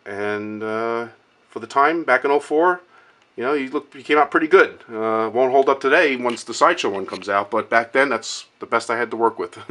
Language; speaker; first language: English; native; English